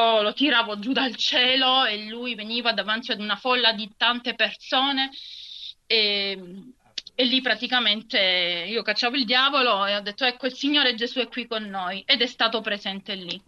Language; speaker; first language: Italian; native; Italian